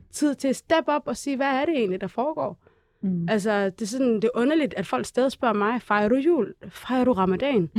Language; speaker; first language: Danish; early bilingual, other home language; Somali